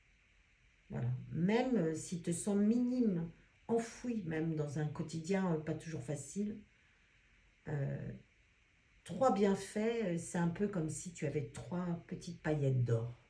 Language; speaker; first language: French; native; French